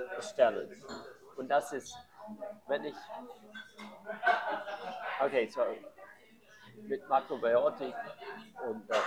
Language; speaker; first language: German; non-native, learner; English